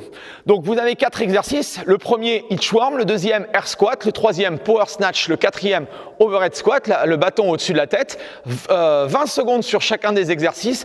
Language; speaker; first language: French; native; French